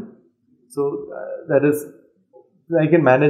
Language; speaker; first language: English; non-native, local second language; Malayalam